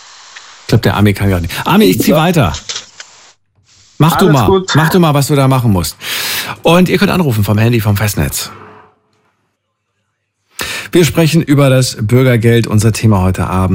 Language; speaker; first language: German; native; German